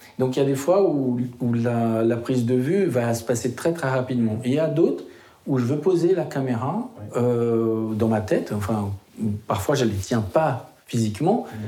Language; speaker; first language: French; non-native, fluent; Portuguese